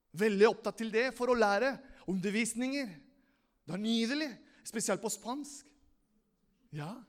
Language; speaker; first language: Norwegian; non-native, fluent; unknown